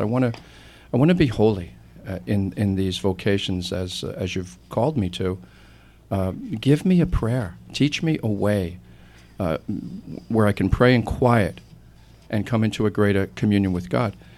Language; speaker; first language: English; native; English